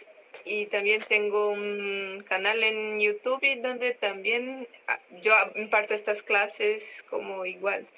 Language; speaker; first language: Spanish; non-native, learner; Portuguese